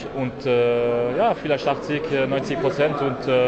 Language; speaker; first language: German; non-native, learner; French